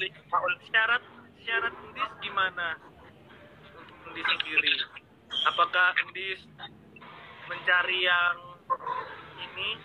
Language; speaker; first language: Indonesian; native; Indonesian